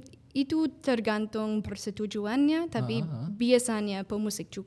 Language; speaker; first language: Indonesian; non-native, fluent; English